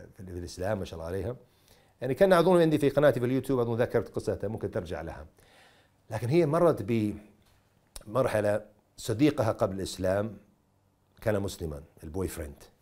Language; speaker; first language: Arabic; non-native, fluent; English